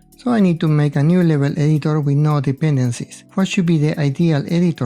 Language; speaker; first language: English; non-native, fluent; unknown